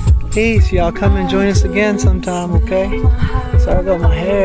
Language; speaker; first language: English; native; English